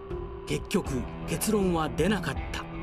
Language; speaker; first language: Japanese; native; Japanese